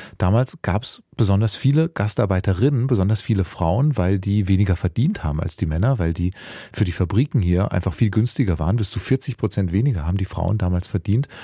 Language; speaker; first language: German; early bilingual, other home language; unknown